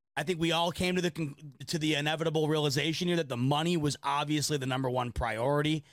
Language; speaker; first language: English; native; English